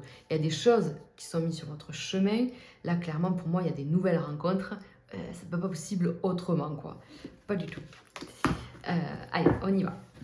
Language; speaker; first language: French; native; French